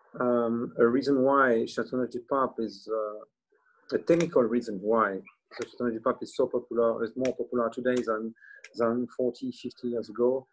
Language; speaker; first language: English; non-native, learner; French